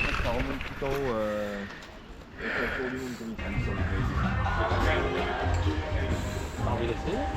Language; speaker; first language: French; native; French